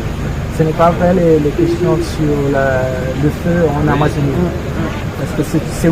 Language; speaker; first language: French; non-native, fluent; Portuguese